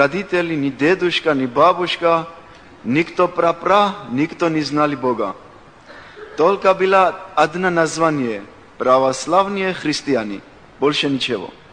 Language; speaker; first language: Russian; non-native, local second language; Georgian